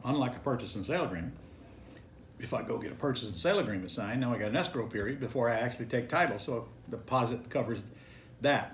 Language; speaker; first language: English; native; English